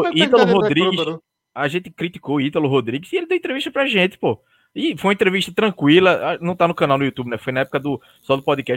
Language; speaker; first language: Portuguese; native; Portuguese